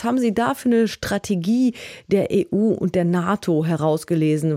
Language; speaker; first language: German; native; German